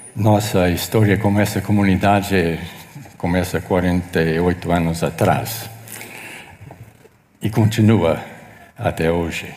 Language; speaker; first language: Portuguese; non-native, fluent; English